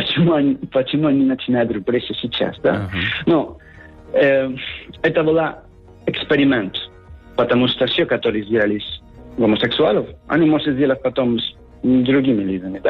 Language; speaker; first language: Russian; non-native, fluent; Spanish